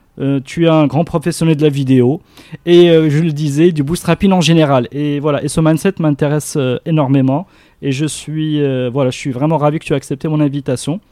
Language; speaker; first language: French; non-native, local second language; Arabic